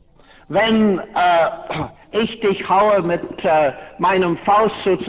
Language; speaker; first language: German; non-native, fluent; English